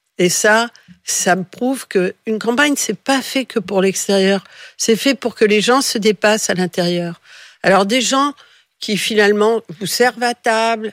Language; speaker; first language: French; early bilingual, other home language; Catalan